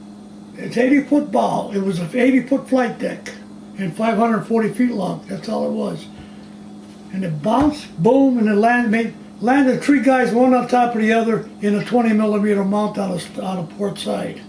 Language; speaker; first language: English; native; English